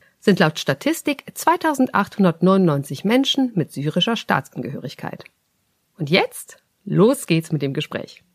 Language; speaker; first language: German; native; German